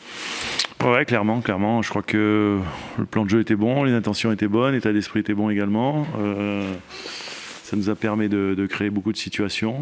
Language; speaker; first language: French; native; French